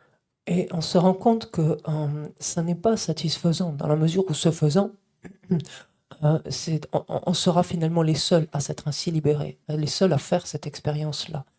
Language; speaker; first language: French; native; French